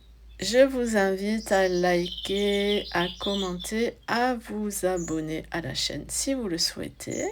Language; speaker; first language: French; native; French